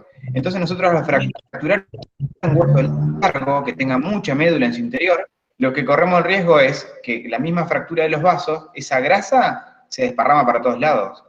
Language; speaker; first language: Spanish; native; Spanish